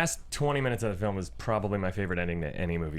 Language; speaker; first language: English; native; English